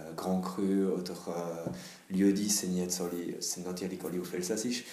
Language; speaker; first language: German; non-native, learner; French